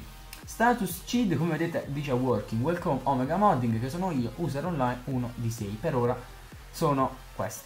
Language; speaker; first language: Italian; native; Italian